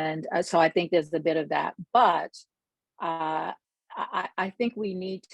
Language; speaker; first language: English; native; English